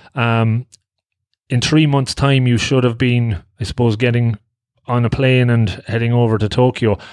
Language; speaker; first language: English; native; English